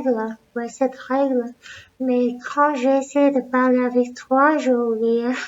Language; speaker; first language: French; non-native, learner; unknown